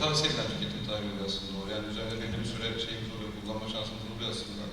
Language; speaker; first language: Turkish; native; Turkish